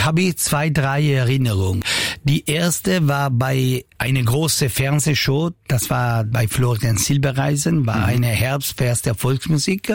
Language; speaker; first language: German; non-native, local second language; Italian